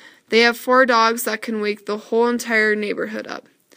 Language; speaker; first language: English; native; English